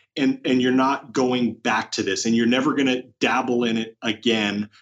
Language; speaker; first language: English; native; English